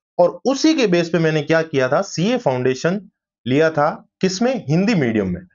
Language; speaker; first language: Hindi; native; Hindi